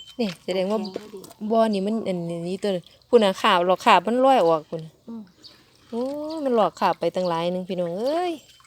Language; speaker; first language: Thai; native; Thai